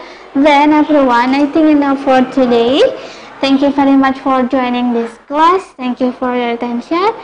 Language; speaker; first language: English; non-native, local second language; Indonesian